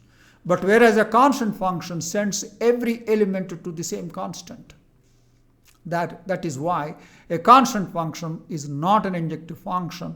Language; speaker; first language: English; non-native, local second language; Telugu